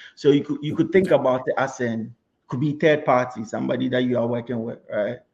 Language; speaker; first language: English; non-native, local second language; Akan